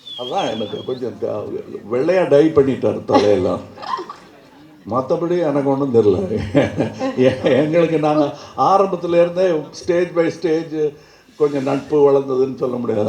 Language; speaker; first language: Tamil; native; Tamil